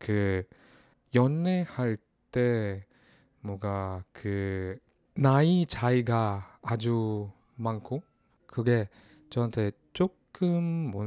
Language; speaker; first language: Korean; non-native, learner; Filipino